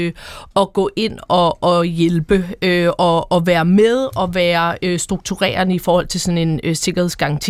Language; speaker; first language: Danish; native; Danish